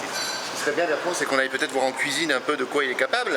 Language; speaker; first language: French; native; French